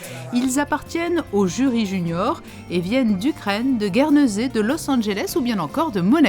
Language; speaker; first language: French; native; French